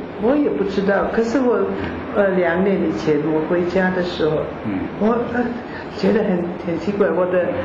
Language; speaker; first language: Chinese; non-native, fluent; German